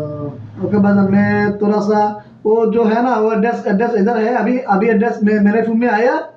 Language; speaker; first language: Hindi; non-native, fluent; Bangla